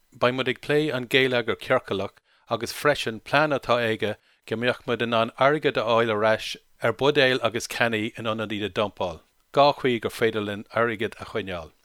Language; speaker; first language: Irish; non-native, local second language; English